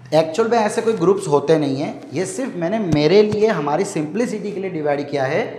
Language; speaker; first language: Hindi; native; Hindi